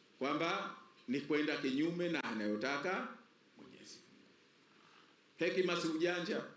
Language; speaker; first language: Swahili; native; Swahili